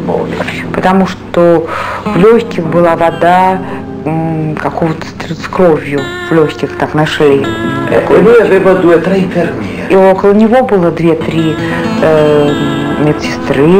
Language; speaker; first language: Russian; native; Russian